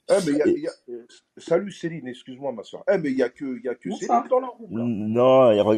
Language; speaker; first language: French; native; French